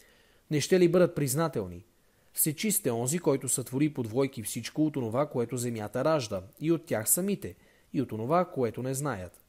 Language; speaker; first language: Bulgarian; native; Bulgarian